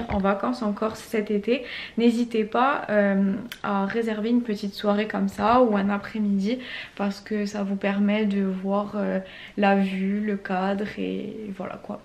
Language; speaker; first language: French; native; French